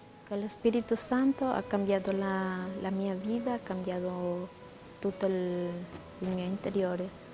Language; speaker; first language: Italian; non-native, learner; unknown